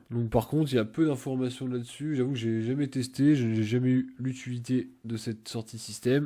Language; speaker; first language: French; native; French